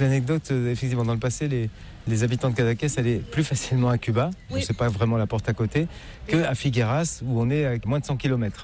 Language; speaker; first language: French; native; French